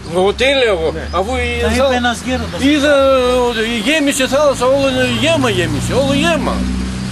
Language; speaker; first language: Greek; non-native, learner; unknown